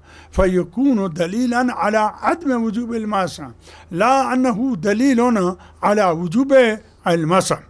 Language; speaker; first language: Arabic; non-native, fluent; Urdu